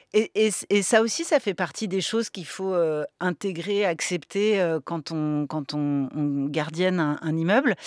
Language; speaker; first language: French; native; French